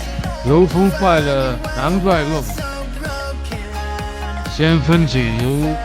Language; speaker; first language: Chinese; native; Chinese